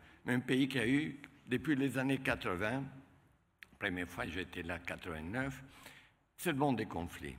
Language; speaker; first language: French; non-native, fluent; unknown